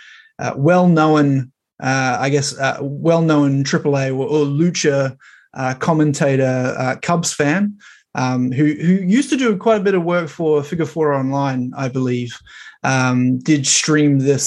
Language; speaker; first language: English; native; English